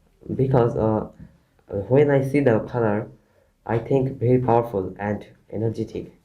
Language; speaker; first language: English; non-native, learner; Bangla